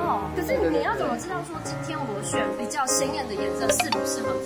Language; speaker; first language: Chinese; native; Chinese